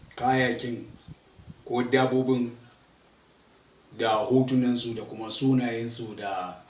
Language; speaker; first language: Hausa; non-native, local second language; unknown